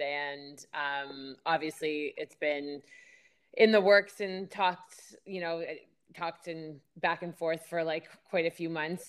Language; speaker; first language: English; native; English